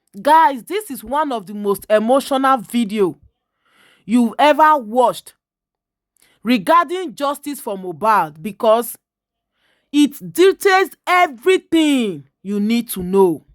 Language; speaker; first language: Nigerian Pidgin; native; Nigerian Pidgin